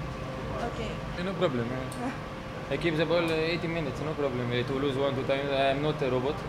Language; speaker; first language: English; non-native, learner; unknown